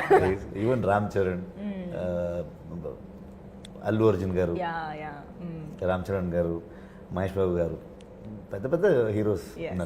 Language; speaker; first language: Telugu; non-native, learner; Kannada